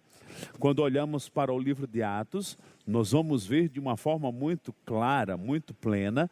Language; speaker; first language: Portuguese; native; Portuguese